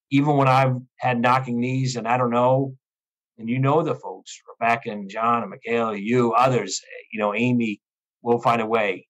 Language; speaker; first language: English; native; English